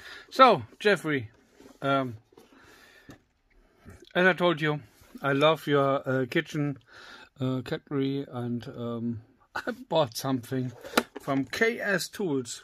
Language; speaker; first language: English; non-native, learner; German